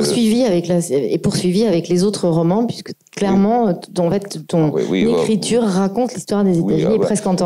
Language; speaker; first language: French; native; French